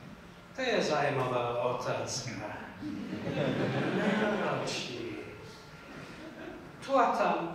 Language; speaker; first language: Czech; non-native, fluent; English